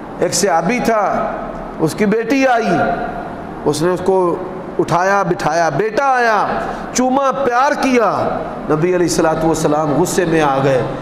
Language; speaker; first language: Urdu; non-native, local second language; Punjabi